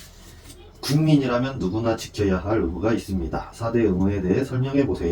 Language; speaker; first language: Korean; native; Korean